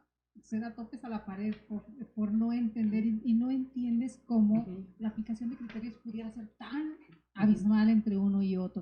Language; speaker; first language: Spanish; native; Spanish